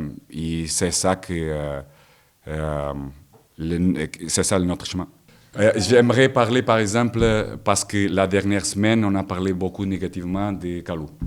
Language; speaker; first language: French; non-native, learner; Portuguese